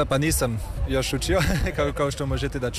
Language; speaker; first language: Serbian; non-native, fluent; French